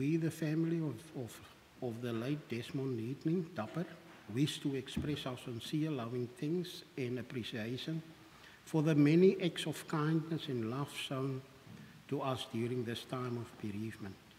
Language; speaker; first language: English; non-native, local second language; Afrikaans